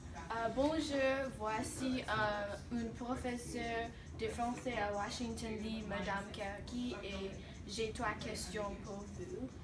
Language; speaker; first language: French; non-native, learner; English